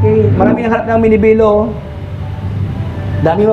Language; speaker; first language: Filipino; native; Filipino